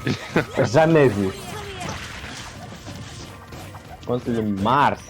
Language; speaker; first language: French; non-native, learner; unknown